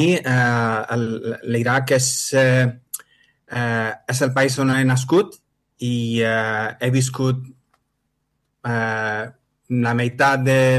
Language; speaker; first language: Catalan; non-native, fluent; Arabic